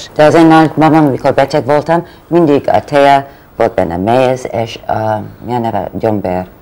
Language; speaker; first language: Hungarian; non-native, fluent; English